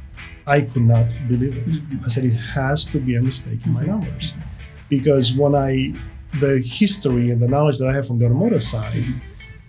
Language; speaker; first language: English; non-native, fluent; Romanian